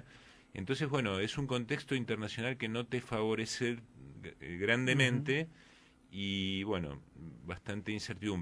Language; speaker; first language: Spanish; native; Spanish